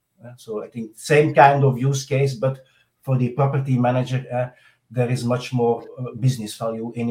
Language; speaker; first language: English; non-native, fluent; Dutch